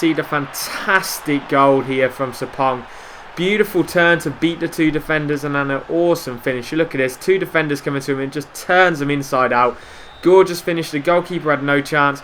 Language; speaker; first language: English; native; English